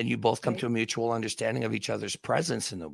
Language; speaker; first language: English; native; English